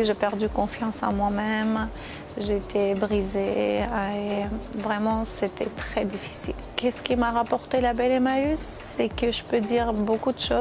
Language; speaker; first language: French; non-native, fluent; Armenian